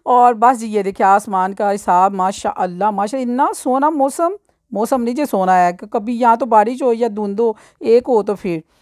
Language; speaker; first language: Urdu; non-native, local second language; Punjabi